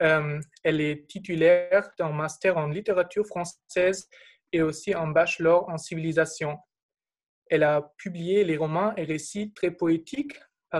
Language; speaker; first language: French; non-native, fluent; German